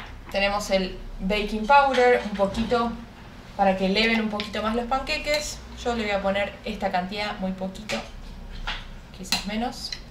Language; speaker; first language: Spanish; native; Spanish